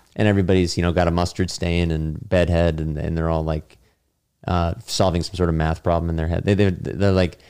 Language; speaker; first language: English; native; English